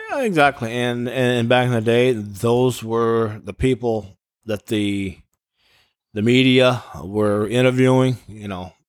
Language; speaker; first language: English; native; English